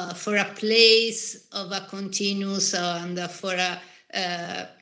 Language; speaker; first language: English; non-native, fluent; Italian